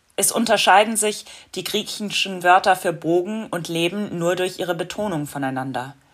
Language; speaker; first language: German; non-native, fluent; English